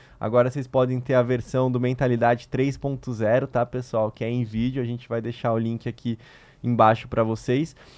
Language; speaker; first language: Portuguese; native; Portuguese